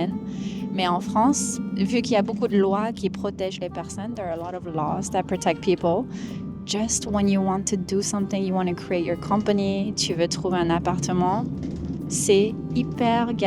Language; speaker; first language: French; non-native, fluent; English